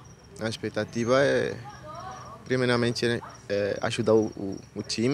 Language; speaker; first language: Portuguese; non-native, fluent; Spanish